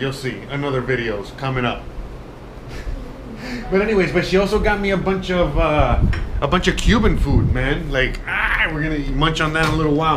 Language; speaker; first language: English; native; English